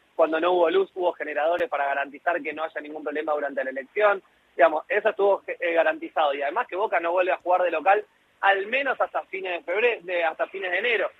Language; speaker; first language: Spanish; native; Spanish